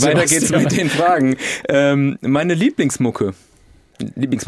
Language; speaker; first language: German; native; German